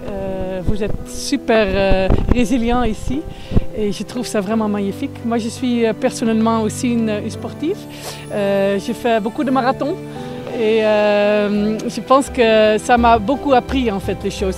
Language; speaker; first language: French; non-native, fluent; Dutch